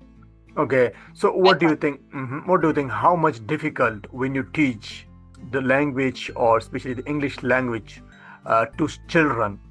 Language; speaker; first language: English; non-native, fluent; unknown